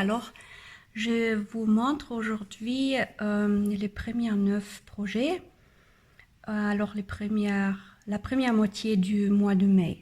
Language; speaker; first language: French; non-native, learner; German